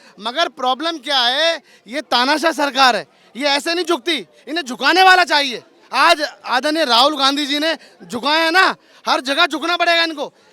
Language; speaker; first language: Hindi; native; Hindi